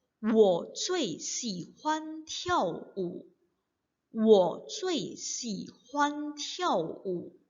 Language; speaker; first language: Chinese; non-native, fluent; Indonesian